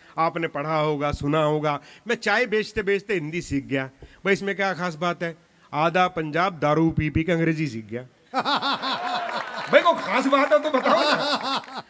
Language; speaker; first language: Hindi; non-native, local second language; Punjabi